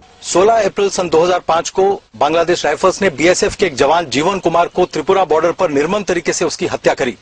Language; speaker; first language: Hindi; native; Hindi